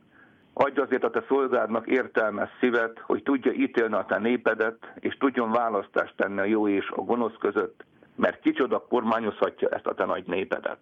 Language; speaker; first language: Hungarian; native; Hungarian